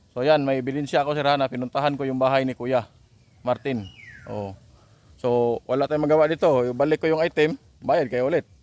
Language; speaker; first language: Filipino; non-native, local second language; Cebuano